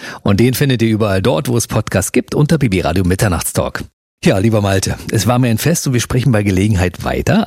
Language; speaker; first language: German; native; German